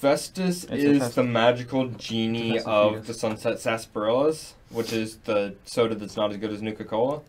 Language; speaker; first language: English; native; English